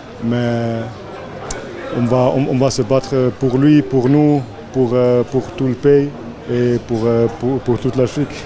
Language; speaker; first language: French; non-native, fluent; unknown